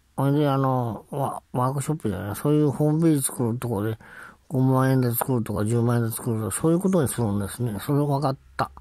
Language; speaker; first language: Japanese; native; Japanese